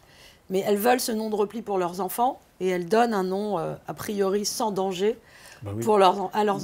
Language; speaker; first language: French; native; French